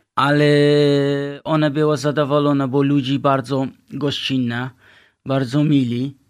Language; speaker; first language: Polish; non-native, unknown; Kurdish